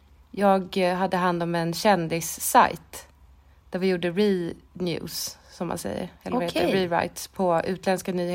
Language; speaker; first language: Swedish; native; Swedish